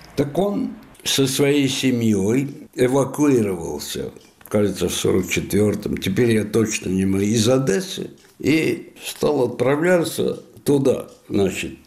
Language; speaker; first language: Russian; non-native, fluent; Italian